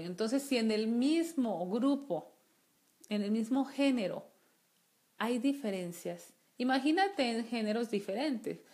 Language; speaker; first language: Spanish; native; Spanish